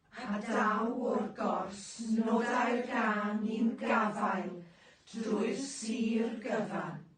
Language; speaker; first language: Welsh; native; Welsh